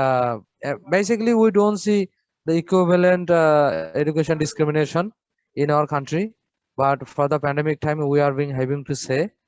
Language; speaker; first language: English; non-native, fluent; Bangla